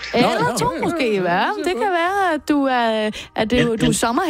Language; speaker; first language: Danish; native; Danish